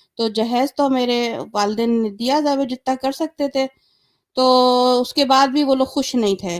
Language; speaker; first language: Urdu; native; Urdu